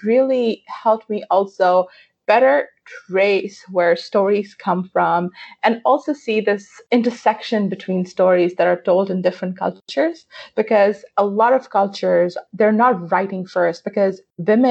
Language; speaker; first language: English; non-native, local second language; Urdu